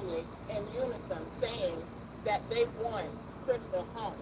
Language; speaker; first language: English; native; English